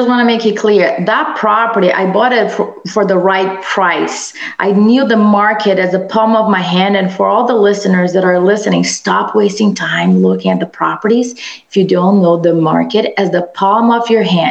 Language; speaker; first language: English; non-native, fluent; Portuguese